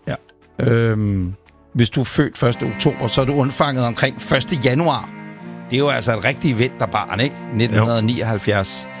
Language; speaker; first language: Danish; native; Danish